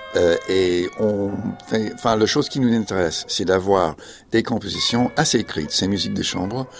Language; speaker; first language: French; non-native, fluent; English